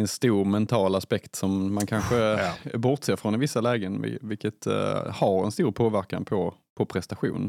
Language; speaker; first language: Swedish; native; Swedish